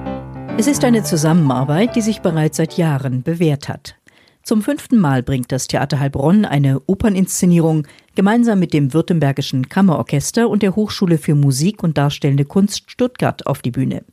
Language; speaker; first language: German; native; German